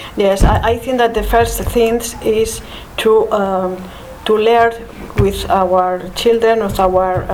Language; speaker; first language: English; non-native, learner; Spanish